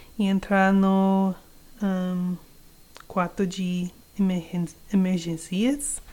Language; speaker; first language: Portuguese; non-native, learner; English